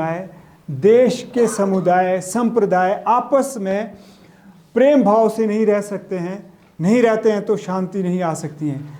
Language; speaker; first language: Hindi; native; Hindi